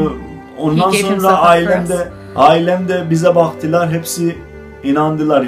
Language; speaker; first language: Turkish; non-native, fluent; Azerbaijani